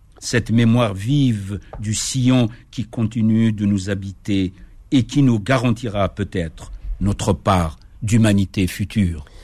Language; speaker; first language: French; non-native, local second language; Kabyle